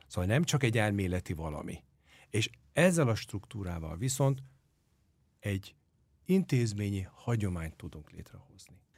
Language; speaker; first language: Hungarian; non-native, fluent; Turkish